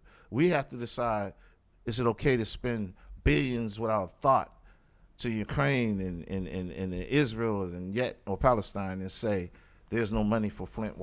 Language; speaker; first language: English; native; English